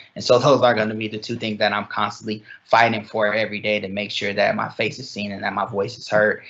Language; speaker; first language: English; native; English